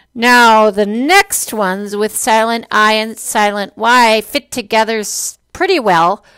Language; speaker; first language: English; native; English